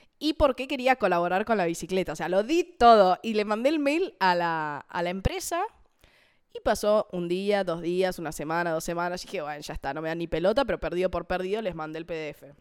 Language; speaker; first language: Spanish; native; Spanish